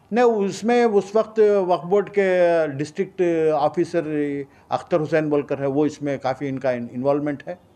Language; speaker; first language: Hindi; non-native, local second language; Urdu